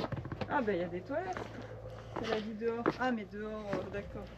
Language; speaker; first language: French; native; French